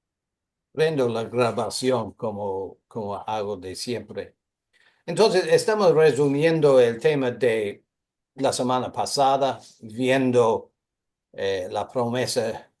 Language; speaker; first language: Spanish; non-native, fluent; English